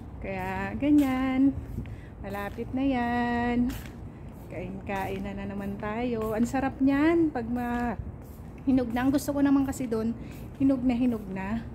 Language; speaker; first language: Filipino; native; Filipino